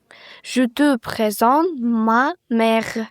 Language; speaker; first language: French; non-native, learner; Uzbek